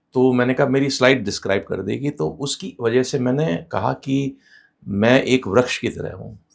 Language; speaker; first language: Hindi; non-native, local second language; Sindhi